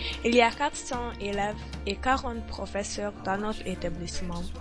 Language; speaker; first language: French; non-native, learner; Hungarian